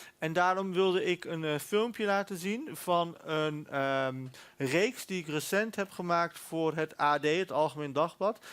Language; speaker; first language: Dutch; early bilingual, other home language; Turkish